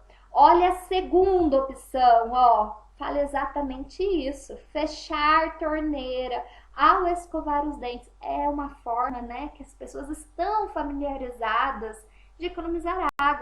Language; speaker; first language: Portuguese; native; Portuguese